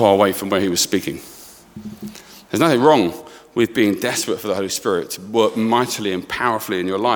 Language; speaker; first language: English; native; English